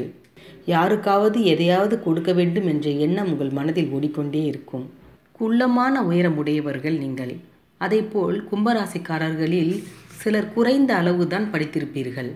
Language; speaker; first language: Tamil; native; Tamil